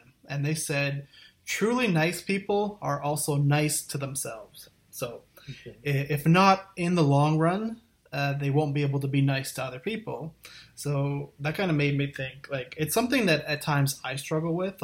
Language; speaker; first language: English; native; English